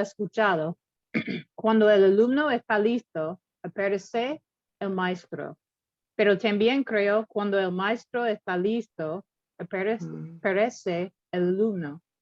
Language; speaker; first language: Spanish; non-native, learner; English